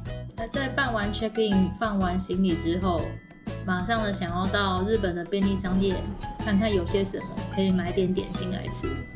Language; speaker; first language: Chinese; native; Chinese